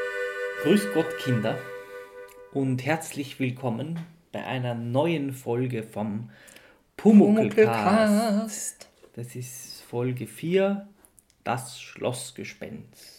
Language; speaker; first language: German; native; German